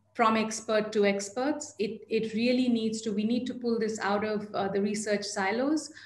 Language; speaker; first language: English; non-native, local second language; Hindi